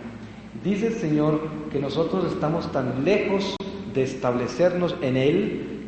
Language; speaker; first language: Spanish; native; Spanish